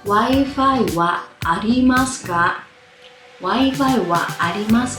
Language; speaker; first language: Japanese; non-native, fluent; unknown